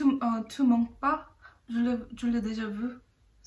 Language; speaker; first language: French; non-native, learner; Korean